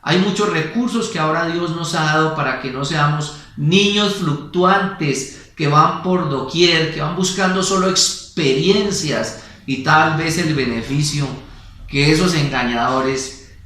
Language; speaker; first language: Spanish; native; Spanish